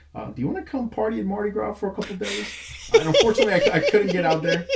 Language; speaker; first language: English; non-native, fluent; Spanish